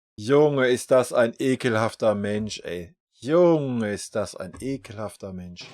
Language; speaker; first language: German; native; German